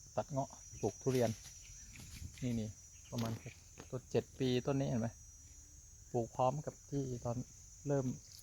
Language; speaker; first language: Thai; native; Thai